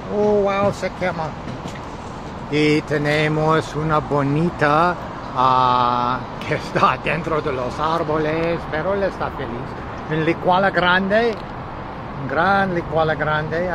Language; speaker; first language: Spanish; non-native, learner; English